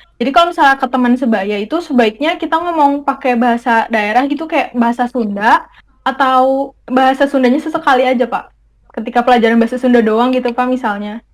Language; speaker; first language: Indonesian; native; Indonesian